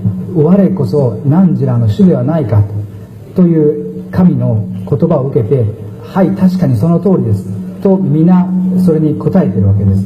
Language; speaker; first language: Japanese; native; Japanese